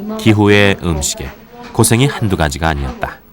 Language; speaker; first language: Korean; native; Korean